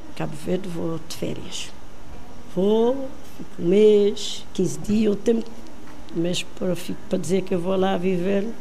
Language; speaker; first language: Portuguese; non-native, local second language; Kabuverdianu